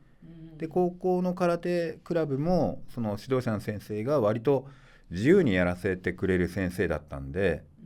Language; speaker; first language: Japanese; native; Japanese